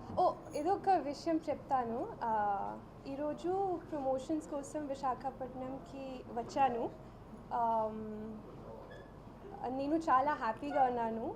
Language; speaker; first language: Telugu; non-native, learner; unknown